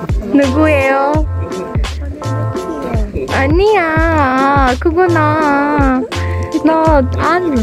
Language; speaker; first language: Korean; non-native, learner; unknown